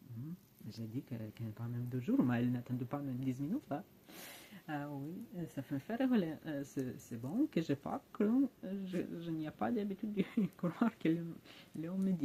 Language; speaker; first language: French; non-native, learner; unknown